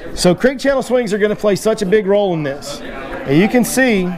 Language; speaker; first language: English; native; English